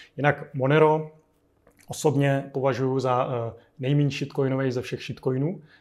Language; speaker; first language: Czech; native; Czech